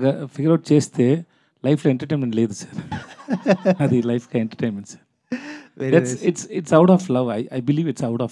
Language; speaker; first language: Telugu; non-native, learner; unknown